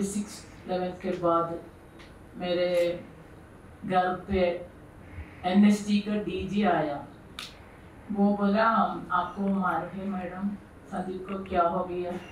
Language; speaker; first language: Hindi; non-native, local second language; Malayalam